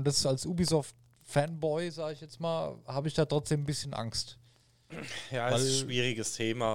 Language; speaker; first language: German; native; German